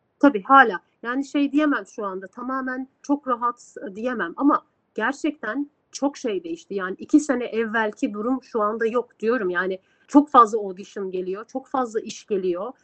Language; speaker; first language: Turkish; native; Turkish